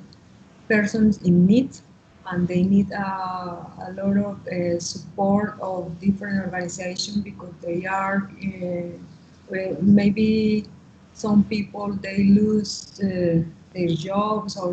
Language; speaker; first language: English; non-native, learner; Spanish